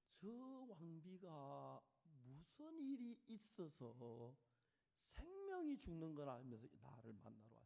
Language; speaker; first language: Korean; native; Korean